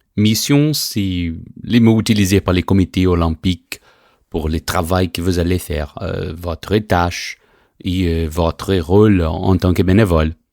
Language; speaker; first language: French; non-native, fluent; Portuguese